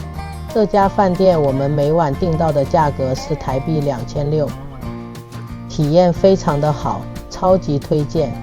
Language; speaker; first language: Chinese; native; Chinese